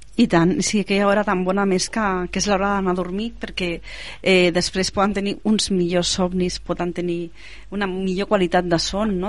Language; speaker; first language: Catalan; native; Catalan